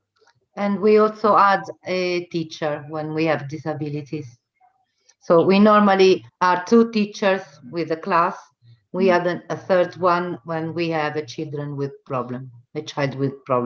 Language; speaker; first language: English; non-native, fluent; Italian